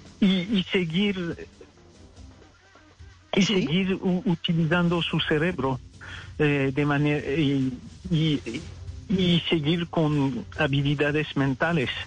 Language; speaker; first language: Spanish; non-native, fluent; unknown